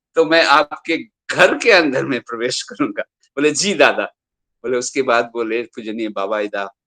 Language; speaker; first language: Hindi; non-native, local second language; Bangla